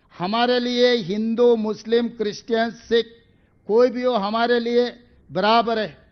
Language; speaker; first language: Hindi; non-native, local second language; Telugu